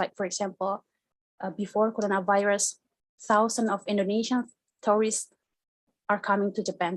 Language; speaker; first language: English; non-native, fluent; Indonesian